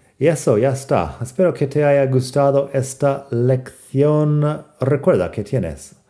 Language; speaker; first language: Spanish; non-native, fluent; English